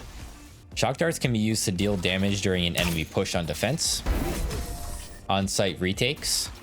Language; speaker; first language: English; native; English